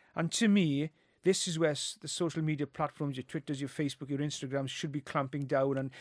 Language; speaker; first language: English; non-native, local second language; Welsh